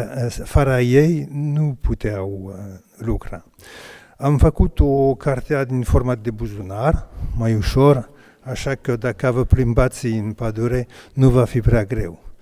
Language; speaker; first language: Romanian; non-native, learner; French